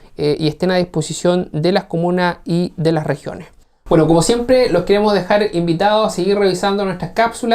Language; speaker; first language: Spanish; native; Spanish